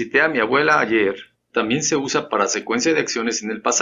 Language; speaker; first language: Spanish; native; Spanish